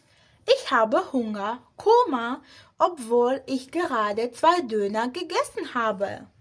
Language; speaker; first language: German; non-native, fluent; Spanish